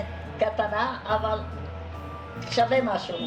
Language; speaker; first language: Hebrew; non-native, fluent; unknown